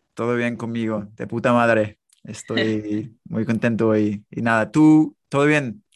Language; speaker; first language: Spanish; non-native, fluent; English